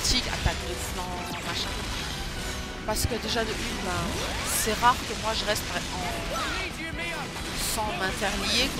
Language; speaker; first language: French; native; French